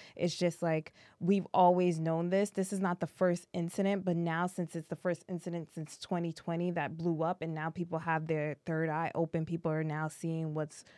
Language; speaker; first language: English; early bilingual, other home language; French